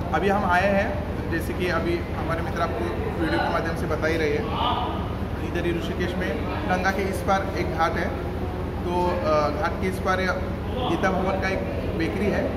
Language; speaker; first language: Hindi; native; Hindi